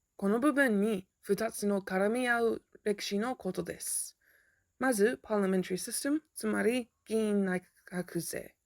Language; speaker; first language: Japanese; non-native, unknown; English